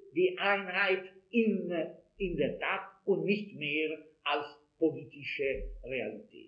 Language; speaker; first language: German; non-native, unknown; Italian